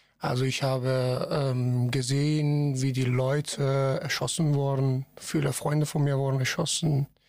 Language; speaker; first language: German; non-native, fluent; Persian